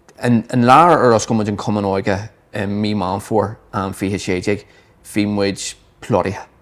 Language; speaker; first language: Irish; non-native, local second language; English